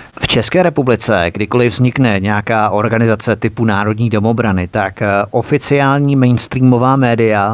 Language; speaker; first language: Czech; native; Czech